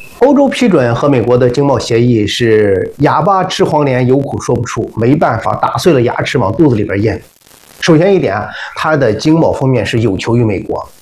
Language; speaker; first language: Chinese; native; Chinese